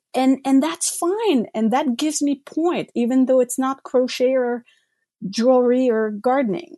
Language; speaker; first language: English; non-native, fluent; French